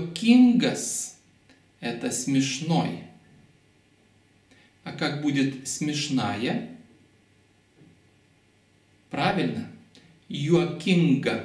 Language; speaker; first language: Russian; non-native, fluent; Lithuanian